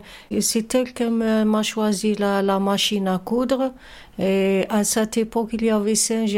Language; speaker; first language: French; non-native, learner; Arabic